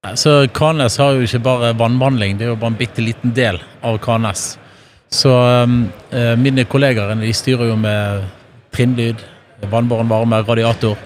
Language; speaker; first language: Norwegian; native; Norwegian